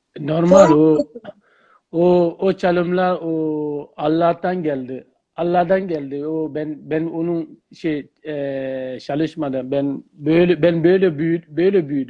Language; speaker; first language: Turkish; non-native, learner; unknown